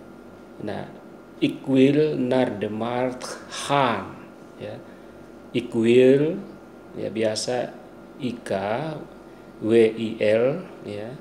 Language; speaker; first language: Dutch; non-native, fluent; Indonesian